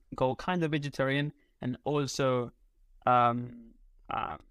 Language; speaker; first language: English; non-native, fluent; Spanish